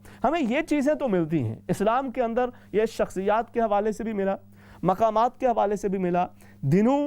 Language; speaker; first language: Urdu; native; Urdu